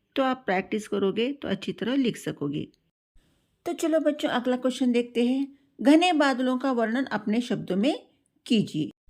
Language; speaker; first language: Hindi; non-native, local second language; Telugu